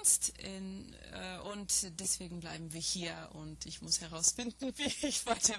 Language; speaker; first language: German; non-native, fluent; English